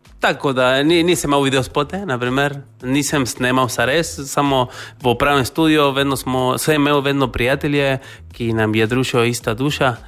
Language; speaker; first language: Slovenian; non-native, fluent; Spanish